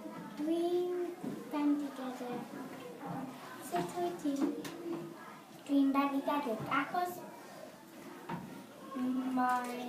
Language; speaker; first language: Welsh; non-native, learner; English